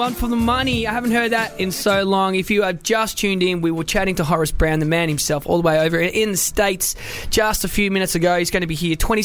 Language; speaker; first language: English; native; English